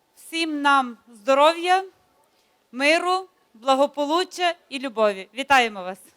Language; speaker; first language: Ukrainian; native; Ukrainian